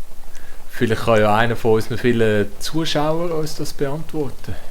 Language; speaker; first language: German; native; German